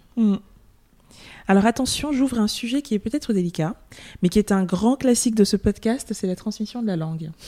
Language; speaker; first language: French; native; French